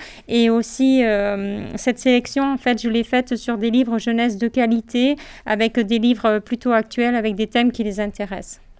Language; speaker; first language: French; native; French